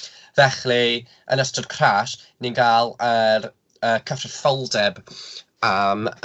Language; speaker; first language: Welsh; non-native, local second language; English